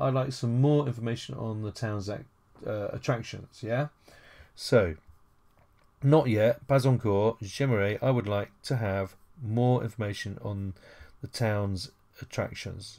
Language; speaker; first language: English; native; English